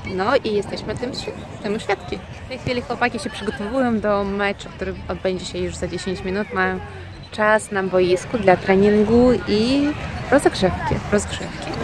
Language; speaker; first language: Polish; non-native, fluent; Ukrainian